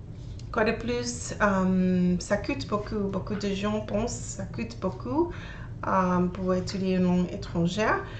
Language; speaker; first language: French; non-native, learner; English